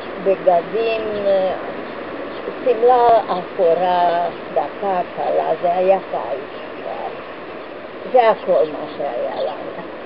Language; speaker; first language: Hebrew; non-native, fluent; Hungarian